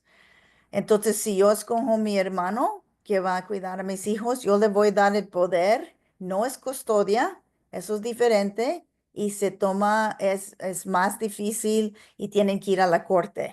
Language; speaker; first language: Spanish; non-native, local second language; English